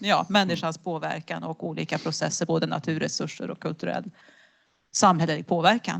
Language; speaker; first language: Swedish; native; Swedish